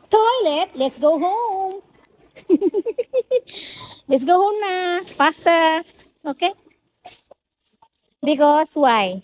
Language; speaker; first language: English; non-native, local second language; Filipino